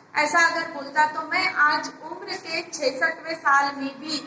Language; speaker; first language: Hindi; non-native, local second language; Marathi